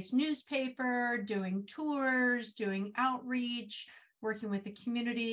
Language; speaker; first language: English; native; English